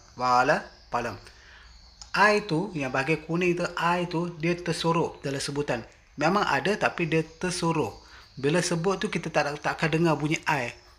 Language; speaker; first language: Malay; native; Malay